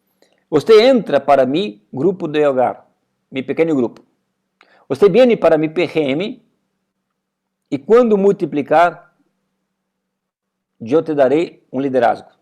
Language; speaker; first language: Spanish; non-native, fluent; Portuguese